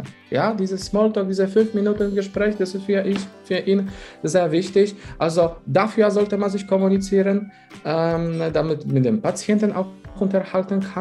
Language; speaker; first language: German; non-native, fluent; Polish